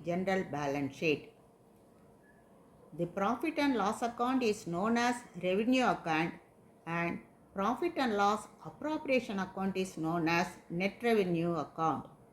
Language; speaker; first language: English; non-native, local second language; Tamil